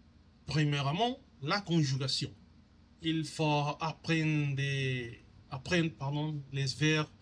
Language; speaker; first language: French; non-native, learner; Spanish